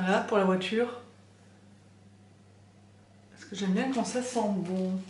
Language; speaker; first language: French; native; French